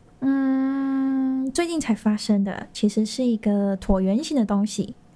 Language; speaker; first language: Chinese; native; Chinese